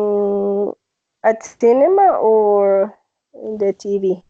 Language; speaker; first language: English; non-native, learner; Spanish